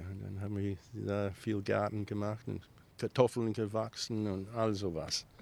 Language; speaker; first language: German; early bilingual, heritage; German